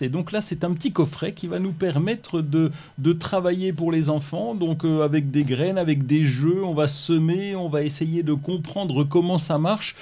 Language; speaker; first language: French; native; French